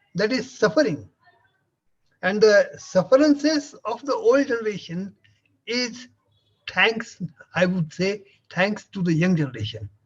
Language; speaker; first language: English; non-native, local second language; Marathi